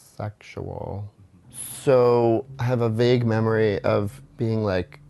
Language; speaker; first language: English; native; English